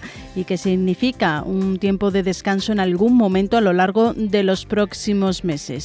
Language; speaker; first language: Spanish; native; Spanish